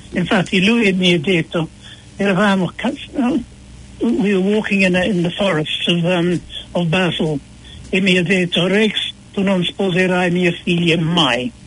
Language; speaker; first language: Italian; non-native, fluent; English